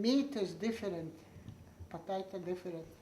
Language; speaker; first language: English; non-native, learner; Russian